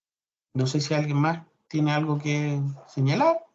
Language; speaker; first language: Spanish; native; Spanish